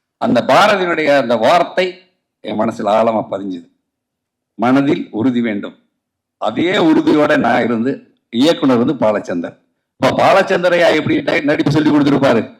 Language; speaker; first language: Tamil; native; Tamil